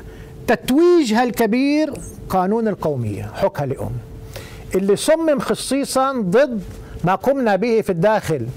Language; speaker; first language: Arabic; native; Arabic